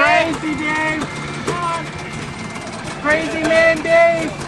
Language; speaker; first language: English; native; English